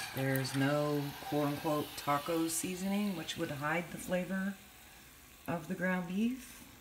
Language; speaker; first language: English; native; English